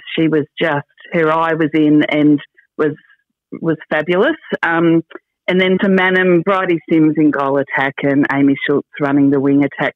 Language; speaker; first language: English; native; English